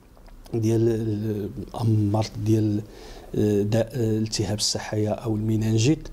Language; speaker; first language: Arabic; native; Arabic